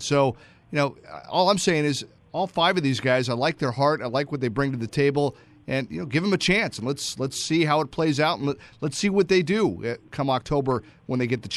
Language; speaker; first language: English; native; English